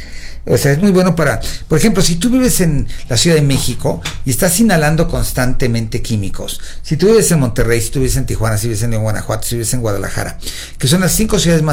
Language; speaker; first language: Spanish; native; Spanish